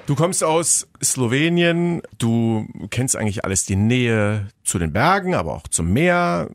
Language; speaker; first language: German; native; German